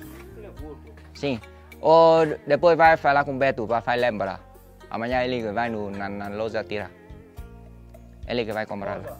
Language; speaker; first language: Portuguese; non-native, learner; Vietnamese